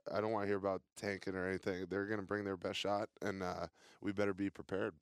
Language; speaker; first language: English; native; English